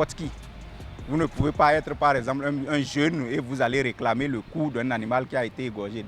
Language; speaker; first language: French; non-native, local second language; Fula